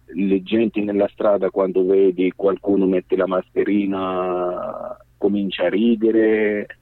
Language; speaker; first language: Italian; non-native, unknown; Arabic